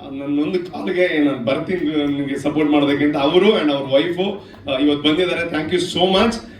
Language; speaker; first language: Kannada; non-native, local second language; Tulu